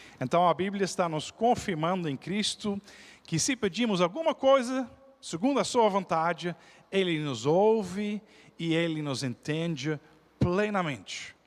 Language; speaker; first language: Portuguese; non-native, fluent; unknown